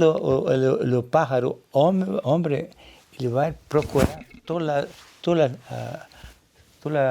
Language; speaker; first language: Spanish; non-native, learner; Portuguese